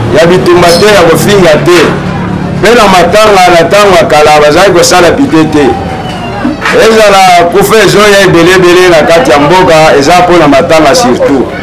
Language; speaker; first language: Lingala; non-native, local second language; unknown